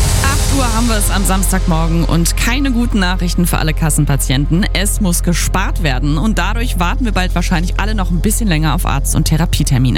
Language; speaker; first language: German; native; German